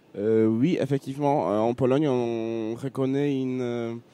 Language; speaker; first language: French; non-native, fluent; Polish